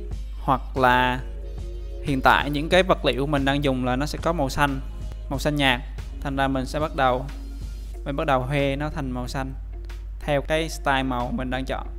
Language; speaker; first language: Vietnamese; native; Vietnamese